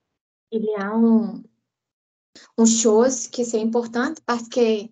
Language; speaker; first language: French; non-native, learner; Portuguese